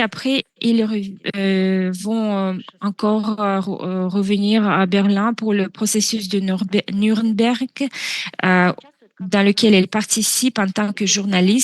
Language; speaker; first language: French; non-native, fluent; Russian